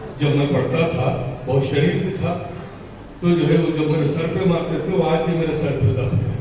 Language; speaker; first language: Urdu; native; Urdu